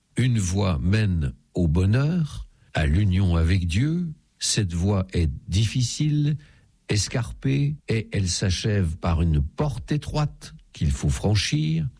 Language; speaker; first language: French; native; French